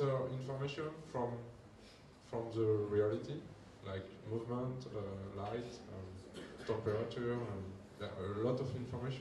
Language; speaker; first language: English; non-native, learner; French